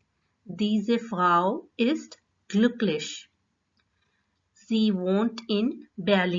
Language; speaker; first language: German; non-native, fluent; Urdu